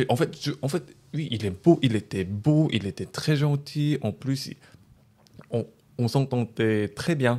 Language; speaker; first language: French; non-native, learner; Korean